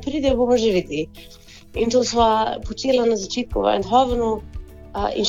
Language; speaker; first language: Slovenian; early bilingual, heritage; Slovenian